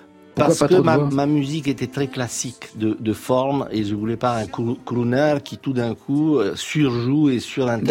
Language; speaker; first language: French; non-native, fluent; Romanian